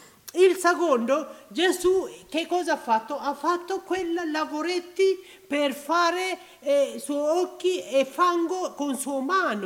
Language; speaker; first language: Italian; non-native, learner; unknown